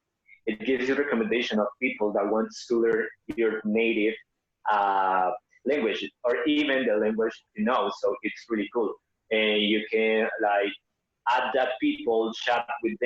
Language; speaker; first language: English; non-native, fluent; Spanish